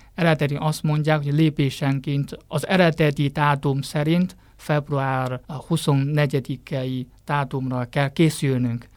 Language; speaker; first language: Hungarian; non-native, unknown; Chinese